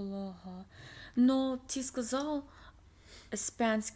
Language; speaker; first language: Russian; non-native, learner; English